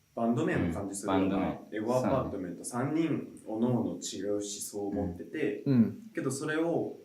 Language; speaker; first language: Japanese; native; Japanese